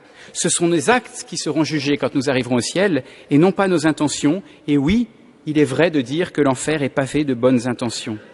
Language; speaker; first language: French; native; French